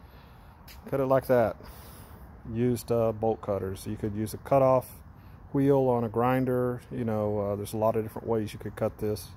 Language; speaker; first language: English; native; English